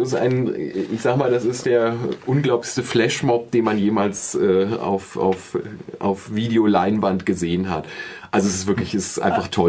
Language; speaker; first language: German; native; German